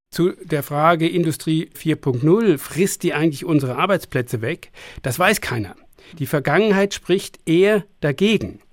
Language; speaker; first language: German; native; German